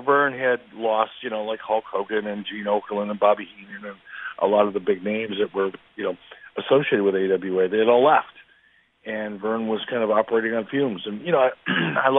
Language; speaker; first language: English; native; English